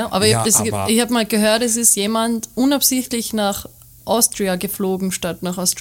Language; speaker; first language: German; native; German